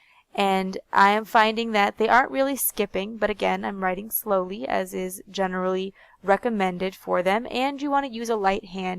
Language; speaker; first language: English; native; English